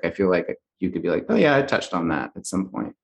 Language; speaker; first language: English; native; English